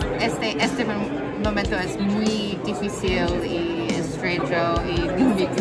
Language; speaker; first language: Spanish; non-native, learner; English